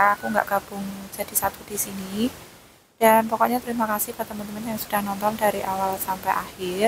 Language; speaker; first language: Indonesian; native; Indonesian